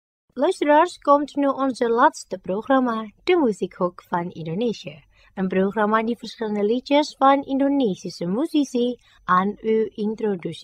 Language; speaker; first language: Dutch; non-native, fluent; Indonesian